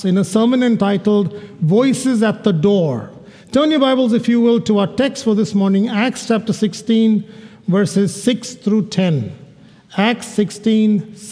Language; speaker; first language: English; non-native, local second language; Malayalam